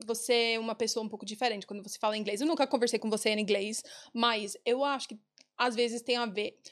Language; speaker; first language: Portuguese; non-native, fluent; English